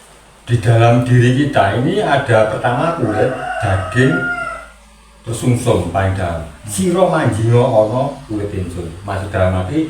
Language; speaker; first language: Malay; non-native, local second language; Javanese